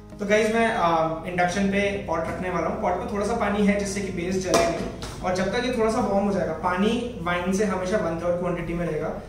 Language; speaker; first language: Hindi; native; Hindi